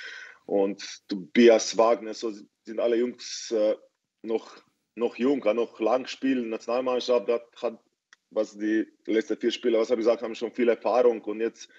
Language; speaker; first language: German; non-native, fluent; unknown